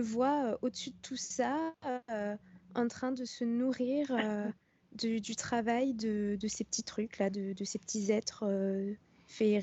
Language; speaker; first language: French; native; French